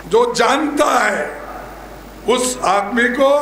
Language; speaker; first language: Hindi; non-native, local second language; Kannada